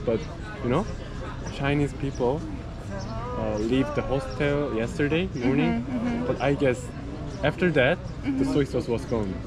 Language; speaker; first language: English; non-native, learner; Korean